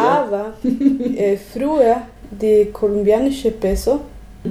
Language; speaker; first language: German; non-native, learner; Spanish